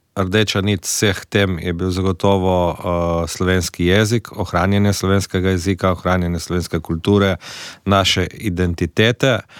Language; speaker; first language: Slovenian; native; Slovenian